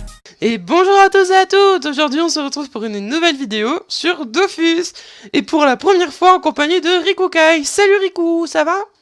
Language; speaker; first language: French; native; French